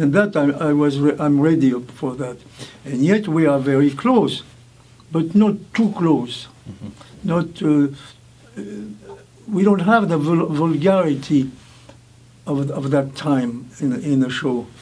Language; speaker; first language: English; non-native, fluent; French